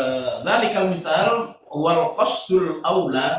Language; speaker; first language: Arabic; non-native, fluent; Indonesian